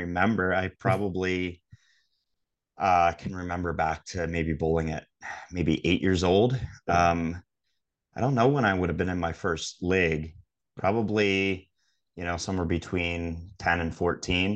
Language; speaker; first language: English; native; English